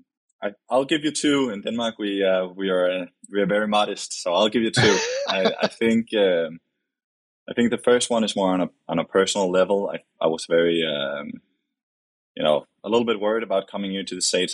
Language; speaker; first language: English; non-native, fluent; Danish